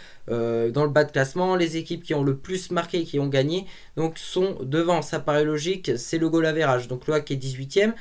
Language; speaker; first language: French; native; French